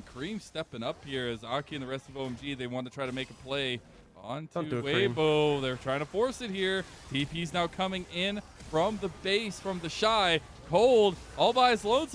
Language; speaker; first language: English; native; English